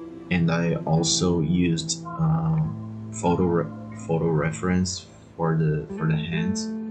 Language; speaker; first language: English; non-native, fluent; Portuguese